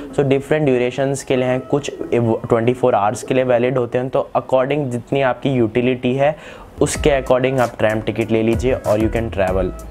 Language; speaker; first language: Hindi; native; Hindi